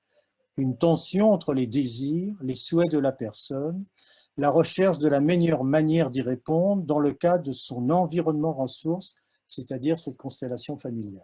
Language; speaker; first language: French; native; French